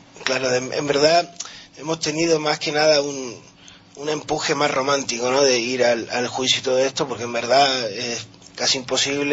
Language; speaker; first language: Spanish; native; Spanish